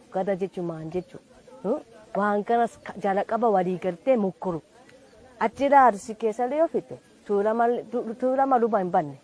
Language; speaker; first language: Oromo; non-native, fluent; Japanese